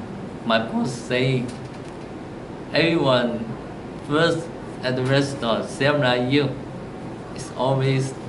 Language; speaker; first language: English; non-native, learner; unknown